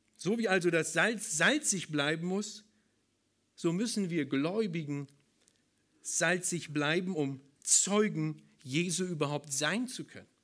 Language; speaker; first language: German; native; German